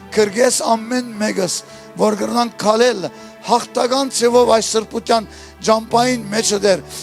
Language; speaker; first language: Armenian; early bilingual, heritage; Armenian